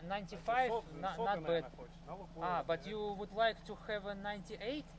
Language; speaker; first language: English; non-native, learner; Russian